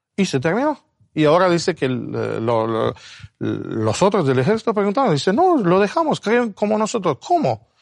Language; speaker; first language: Spanish; non-native, fluent; Romanian